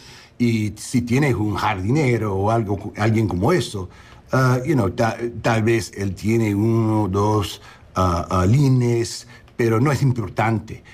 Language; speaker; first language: Spanish; non-native, learner; English